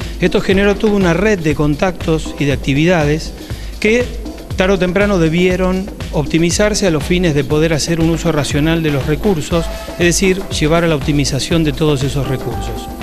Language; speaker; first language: Spanish; native; Spanish